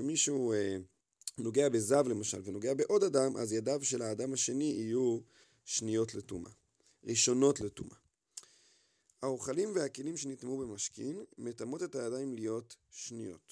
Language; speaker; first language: Hebrew; native; Hebrew